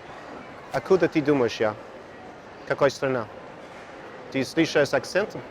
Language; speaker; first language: Russian; non-native, learner; English